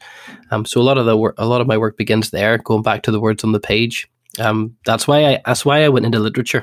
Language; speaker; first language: English; native; English